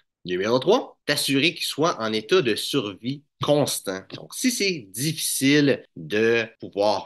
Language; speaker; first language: French; native; French